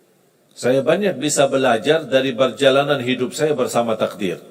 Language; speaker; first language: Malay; non-native, fluent; Arabic